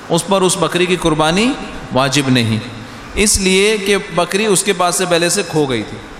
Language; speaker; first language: Urdu; native; Urdu